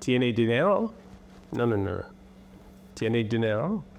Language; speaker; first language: Spanish; non-native, learner; English